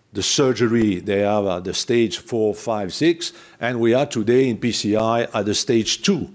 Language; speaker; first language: English; non-native, fluent; French